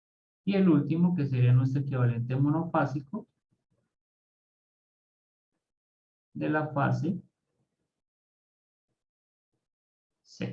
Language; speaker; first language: Spanish; native; Spanish